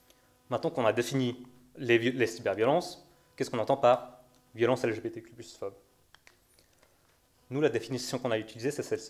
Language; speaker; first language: French; native; French